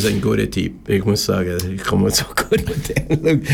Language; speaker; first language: German; non-native, learner; English